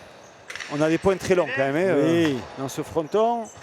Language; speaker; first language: French; native; French